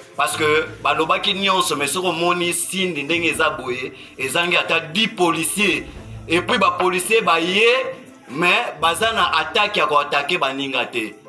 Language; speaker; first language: Lingala; non-native, local second language; Kongo